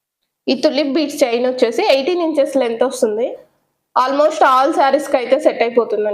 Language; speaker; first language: Telugu; native; Telugu